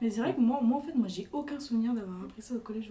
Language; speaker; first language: French; native; French